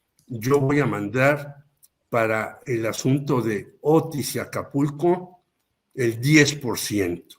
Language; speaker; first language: Spanish; native; Spanish